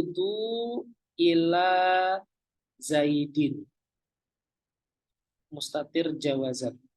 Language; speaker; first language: Arabic; non-native, fluent; Indonesian